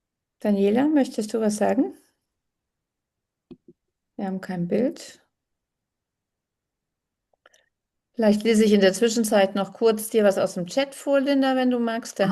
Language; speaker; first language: German; native; German